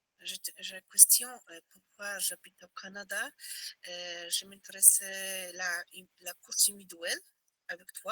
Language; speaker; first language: French; non-native, learner; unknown